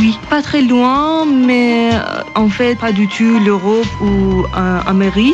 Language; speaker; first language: French; non-native, learner; Persian